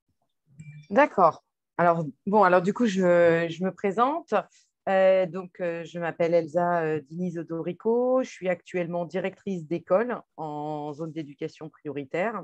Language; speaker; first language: French; native; French